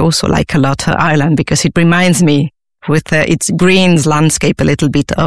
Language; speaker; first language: English; non-native, fluent; Spanish